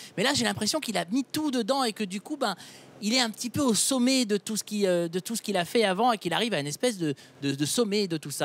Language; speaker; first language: French; native; French